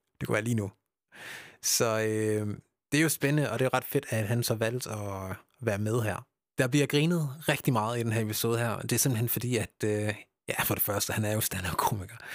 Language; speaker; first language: Danish; early bilingual, other home language; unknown